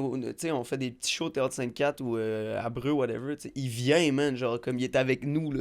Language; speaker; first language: French; native; French